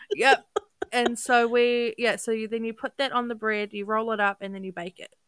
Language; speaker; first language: English; native; English